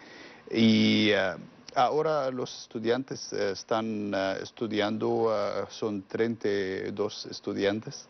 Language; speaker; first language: Spanish; non-native, learner; Arabic